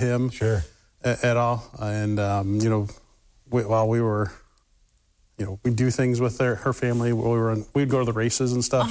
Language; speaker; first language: English; native; English